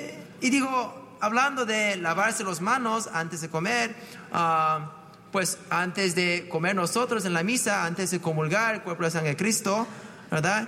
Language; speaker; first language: Spanish; non-native, fluent; English